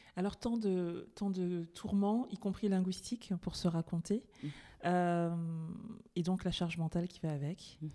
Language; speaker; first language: French; native; French